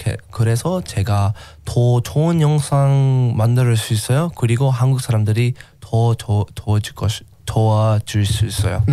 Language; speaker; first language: Korean; non-native, learner; English